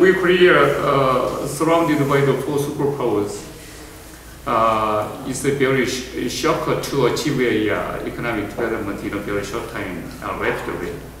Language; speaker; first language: English; non-native, fluent; Korean